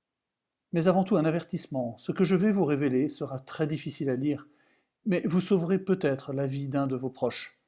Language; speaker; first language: French; native; French